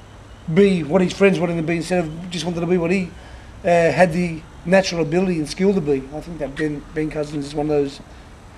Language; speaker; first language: English; native; English